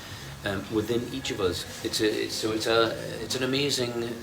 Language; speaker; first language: English; native; English